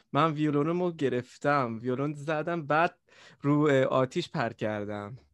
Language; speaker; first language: Persian; early bilingual, other home language; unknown